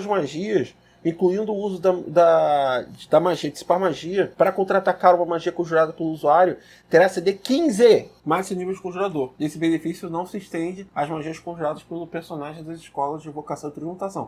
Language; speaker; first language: Portuguese; native; Portuguese